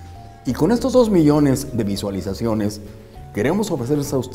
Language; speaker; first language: Spanish; native; Spanish